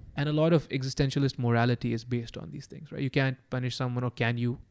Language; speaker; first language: English; non-native, local second language; Urdu